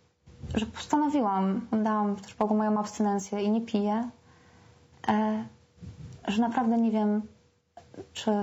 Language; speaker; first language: Polish; native; Polish